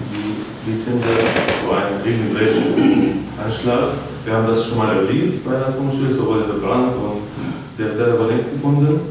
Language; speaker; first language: German; non-native, fluent; Arabic